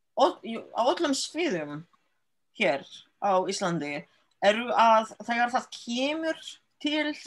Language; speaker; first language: Icelandic; early bilingual, other home language; French